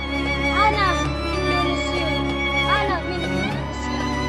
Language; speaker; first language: Arabic; non-native, learner; Indonesian